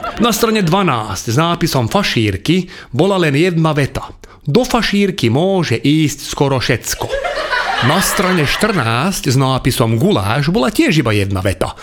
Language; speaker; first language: Slovak; non-native, local second language; Hungarian